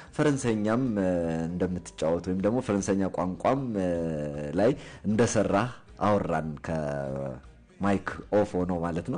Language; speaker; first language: Amharic; native; Amharic